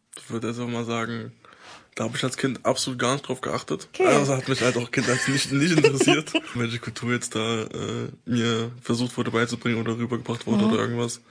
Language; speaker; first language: German; native; German